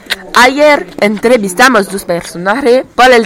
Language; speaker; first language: Spanish; non-native, learner; French